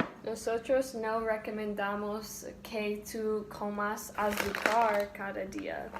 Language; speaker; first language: Spanish; non-native, learner; English